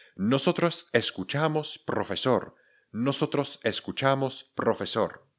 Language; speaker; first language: Spanish; non-native, fluent; Czech